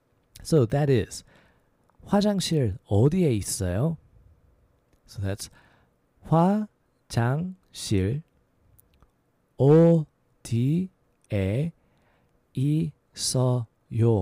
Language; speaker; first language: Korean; non-native, learner; English